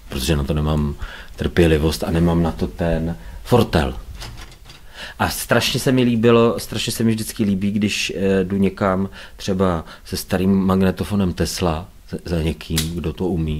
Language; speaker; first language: Czech; native; Czech